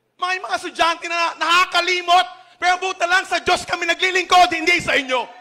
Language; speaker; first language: Filipino; native; Filipino